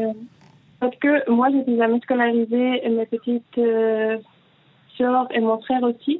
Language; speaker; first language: French; non-native, fluent; Persian